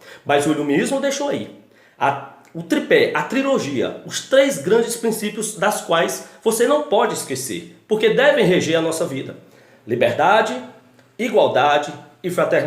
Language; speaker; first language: Portuguese; native; Portuguese